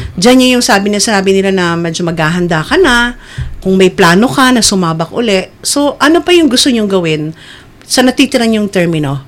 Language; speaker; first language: Filipino; native; Filipino